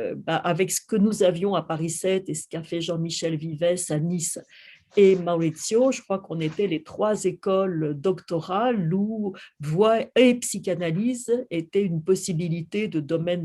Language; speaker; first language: French; native; French